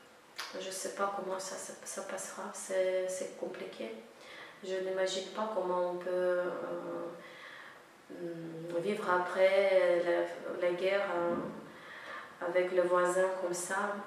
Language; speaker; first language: French; non-native, fluent; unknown